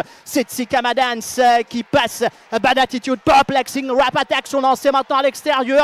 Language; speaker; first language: French; non-native, local second language; Morisyen